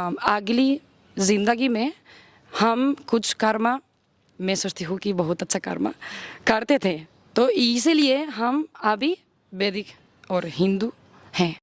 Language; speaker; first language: Hindi; non-native, learner; Spanish